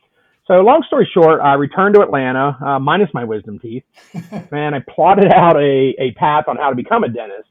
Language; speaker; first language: English; native; English